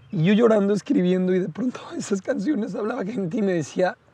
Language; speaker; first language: Spanish; native; Spanish